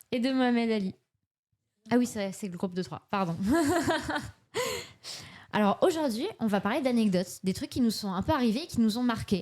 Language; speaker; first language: French; native; French